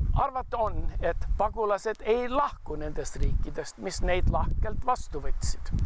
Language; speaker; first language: Estonian; early bilingual, heritage; Estonian